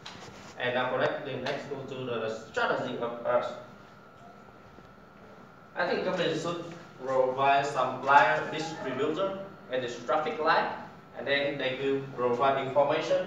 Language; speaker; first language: English; non-native, learner; Vietnamese